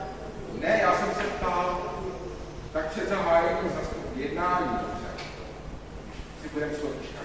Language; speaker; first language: Czech; native; Czech